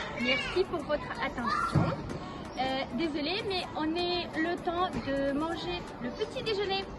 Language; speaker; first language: French; non-native, learner; Ukrainian